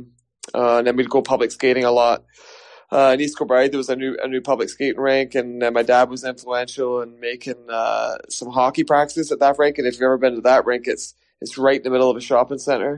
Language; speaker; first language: English; native; English